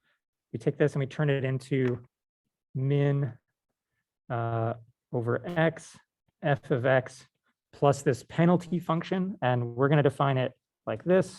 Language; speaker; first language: English; native; English